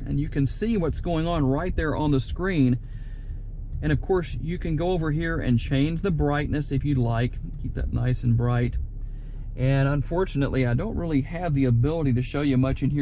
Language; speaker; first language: English; native; English